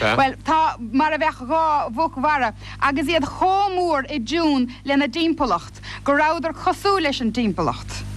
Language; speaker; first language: Irish; native; Irish